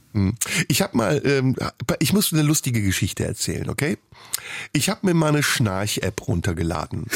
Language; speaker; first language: German; early bilingual, other home language; Turkish